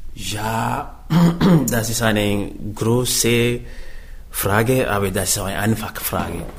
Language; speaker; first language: German; non-native, learner; French